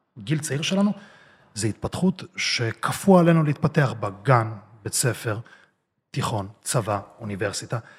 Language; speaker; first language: Hebrew; early bilingual, other home language; Russian